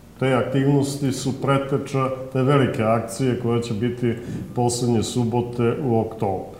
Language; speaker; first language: Serbian; native; Serbian